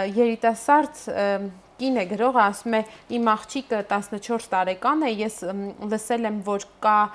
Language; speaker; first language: Armenian; native; Armenian